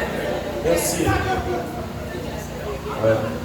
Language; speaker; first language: French; non-native, local second language; Haitian Creole